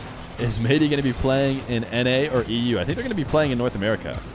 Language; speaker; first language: English; native; English